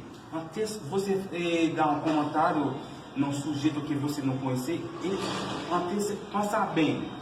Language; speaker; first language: Portuguese; non-native, learner; Haitian Creole